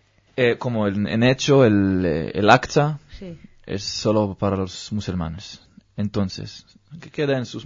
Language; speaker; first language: Spanish; non-native, learner; Hebrew